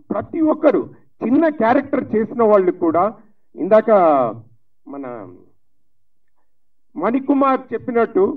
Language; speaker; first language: Telugu; native; Telugu